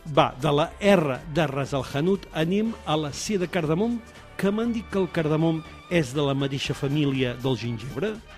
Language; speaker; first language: Catalan; native; Catalan